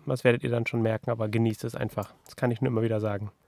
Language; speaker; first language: German; native; German